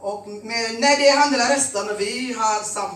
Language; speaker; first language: Swedish; non-native, fluent; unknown